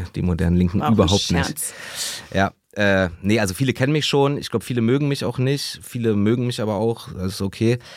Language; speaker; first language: German; native; German